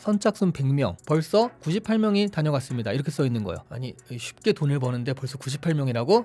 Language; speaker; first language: Korean; native; Korean